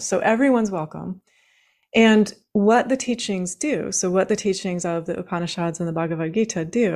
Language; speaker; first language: English; native; English